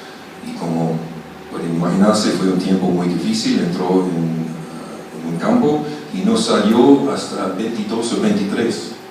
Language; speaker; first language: Spanish; non-native, fluent; German